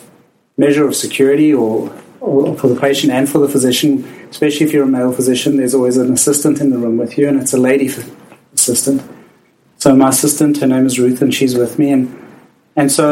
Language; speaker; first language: English; native; English